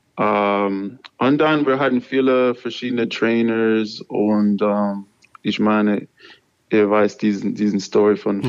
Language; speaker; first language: German; non-native, learner; English